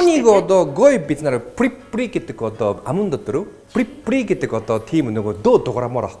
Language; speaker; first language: Mongolian; non-native, fluent; Japanese